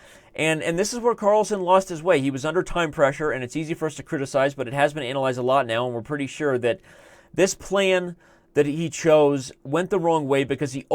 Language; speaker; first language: English; native; English